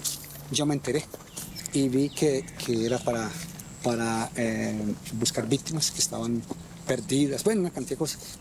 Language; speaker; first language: Spanish; native; Spanish